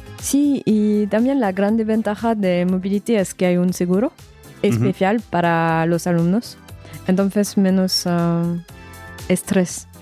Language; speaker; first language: Spanish; non-native, fluent; French